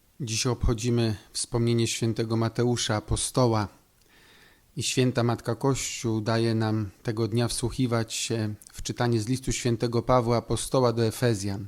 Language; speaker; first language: Polish; native; Polish